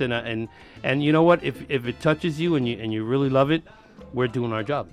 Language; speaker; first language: English; early bilingual, other home language; Spanish